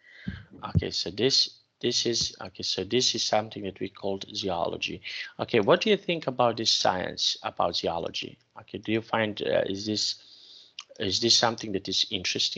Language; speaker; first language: English; non-native, fluent; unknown